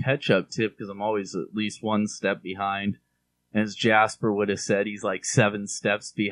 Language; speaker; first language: English; native; English